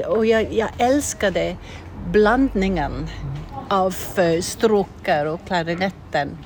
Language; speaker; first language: Swedish; non-native, fluent; English